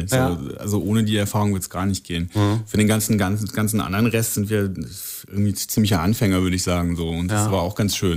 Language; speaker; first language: German; native; German